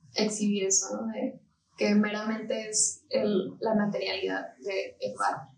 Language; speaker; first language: Spanish; native; Spanish